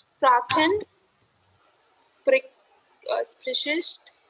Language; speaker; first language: German; non-native, learner; Hindi